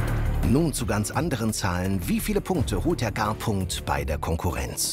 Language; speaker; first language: German; native; German